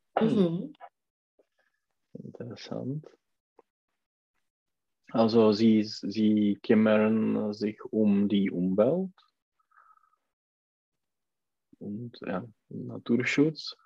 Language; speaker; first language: German; non-native, learner; Czech